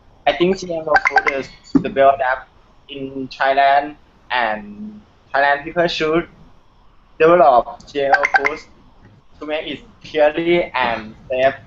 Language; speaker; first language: English; non-native, learner; Thai